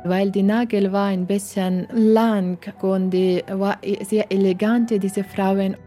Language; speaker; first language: German; non-native, learner; Persian